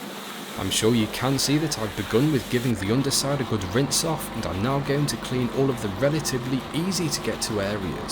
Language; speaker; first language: English; native; English